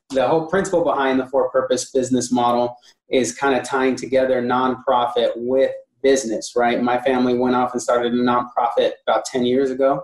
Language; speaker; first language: English; native; English